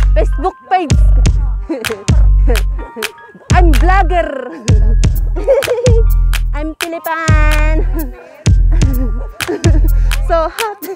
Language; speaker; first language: English; non-native, learner; Filipino